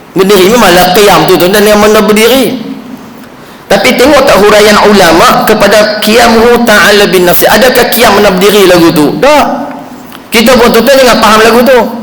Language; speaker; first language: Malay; native; Malay